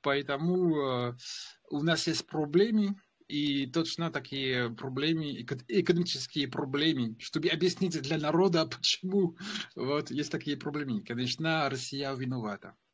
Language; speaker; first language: Russian; non-native, fluent; French